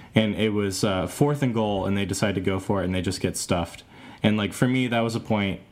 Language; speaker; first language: English; native; English